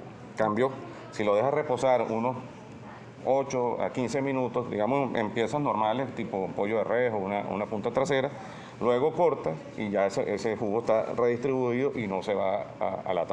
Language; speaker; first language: Spanish; native; Spanish